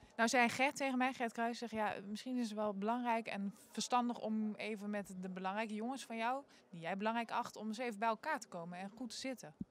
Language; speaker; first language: Dutch; native; Dutch